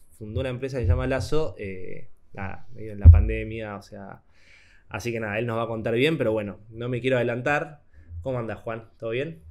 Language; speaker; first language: Spanish; native; Spanish